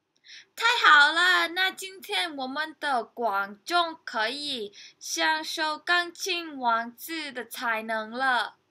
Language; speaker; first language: Chinese; non-native, learner; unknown